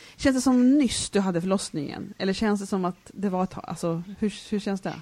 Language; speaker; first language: Swedish; native; Swedish